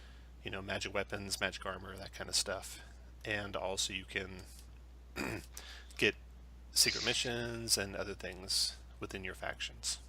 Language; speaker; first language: English; native; English